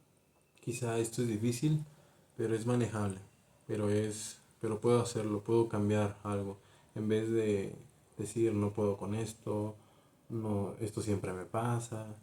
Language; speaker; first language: Spanish; native; Spanish